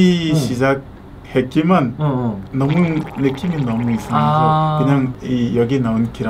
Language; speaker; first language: Korean; non-native, learner; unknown